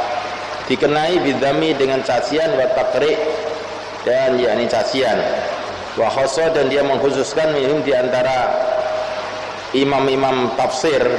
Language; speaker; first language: Indonesian; native; Indonesian